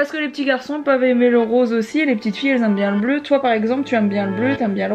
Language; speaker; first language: French; native; French